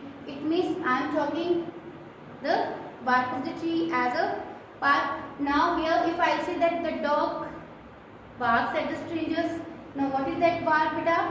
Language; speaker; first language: English; non-native, local second language; Hindi